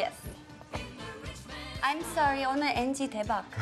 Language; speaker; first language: Korean; non-native, learner; English